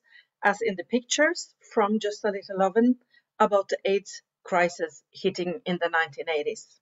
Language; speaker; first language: English; non-native, fluent; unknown